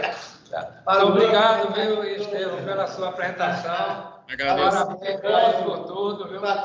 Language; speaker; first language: Portuguese; native; Portuguese